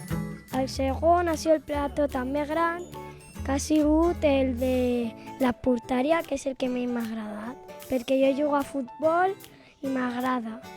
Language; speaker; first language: Catalan; non-native, local second language; Spanish